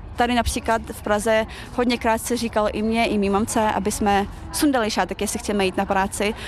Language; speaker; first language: Czech; early bilingual, other home language; Chechen